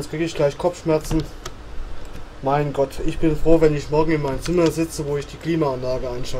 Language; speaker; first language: German; native; German